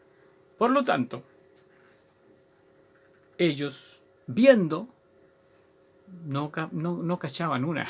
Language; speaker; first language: Spanish; native; Spanish